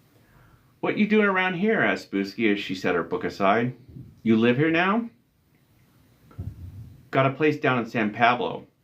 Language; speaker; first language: English; native; English